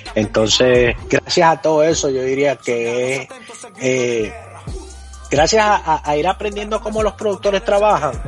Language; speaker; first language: Spanish; early bilingual, heritage; Spanish